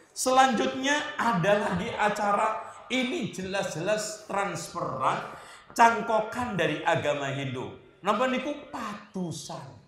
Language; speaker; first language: Indonesian; native; Indonesian